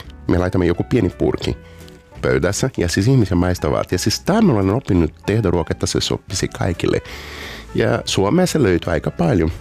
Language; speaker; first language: Finnish; non-native, fluent; Portuguese